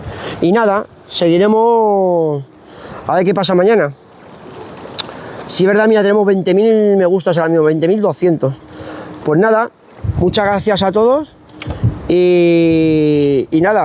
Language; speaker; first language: Spanish; native; Spanish